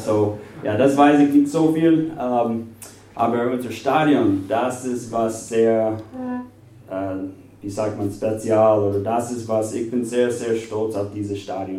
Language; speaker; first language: German; non-native, fluent; English